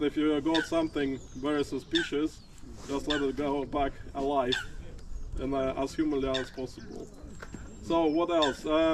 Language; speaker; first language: English; non-native, fluent; Russian